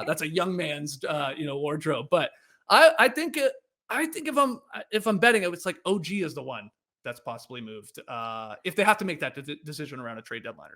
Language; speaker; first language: English; native; English